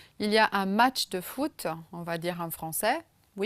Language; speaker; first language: French; non-native, fluent; Romanian